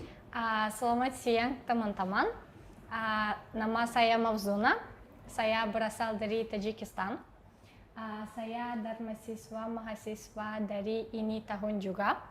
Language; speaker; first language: Indonesian; non-native, learner; Tajik